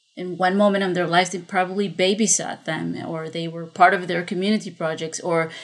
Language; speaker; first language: English; non-native, fluent; Spanish